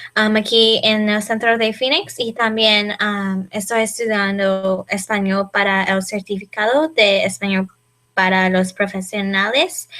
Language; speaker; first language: Spanish; non-native, learner; English